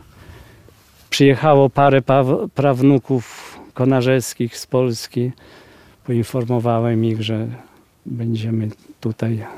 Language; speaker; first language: Polish; native; Polish